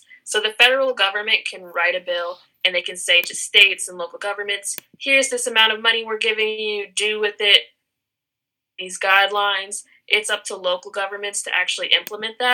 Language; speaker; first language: English; native; English